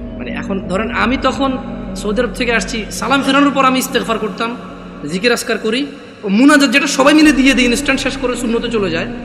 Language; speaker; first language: Bangla; early bilingual, heritage; Bangla